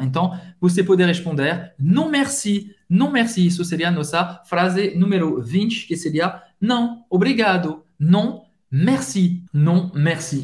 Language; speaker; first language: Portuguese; non-native, fluent; French